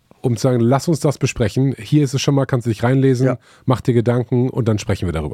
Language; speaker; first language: German; native; German